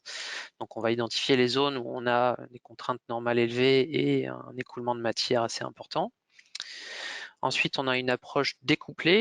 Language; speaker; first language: French; native; French